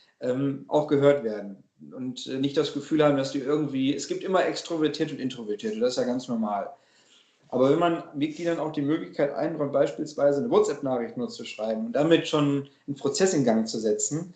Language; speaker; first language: German; native; German